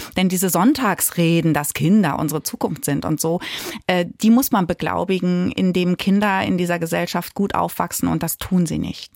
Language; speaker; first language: German; native; German